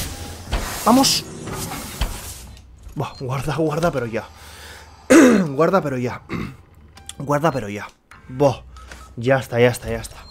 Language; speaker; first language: Spanish; native; Spanish